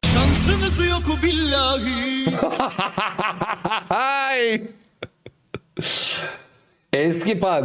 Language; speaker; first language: Turkish; native; Turkish